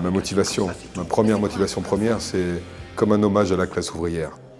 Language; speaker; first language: French; native; French